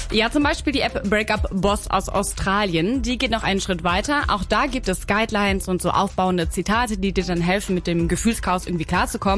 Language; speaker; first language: German; native; German